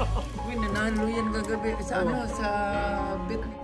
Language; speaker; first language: Filipino; native; Filipino